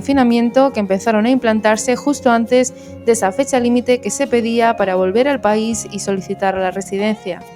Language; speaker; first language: Spanish; native; Spanish